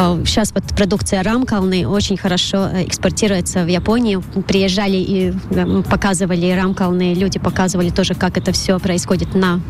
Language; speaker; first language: Russian; non-native, local second language; Latvian